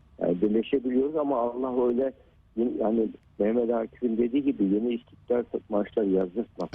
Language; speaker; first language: Turkish; native; Turkish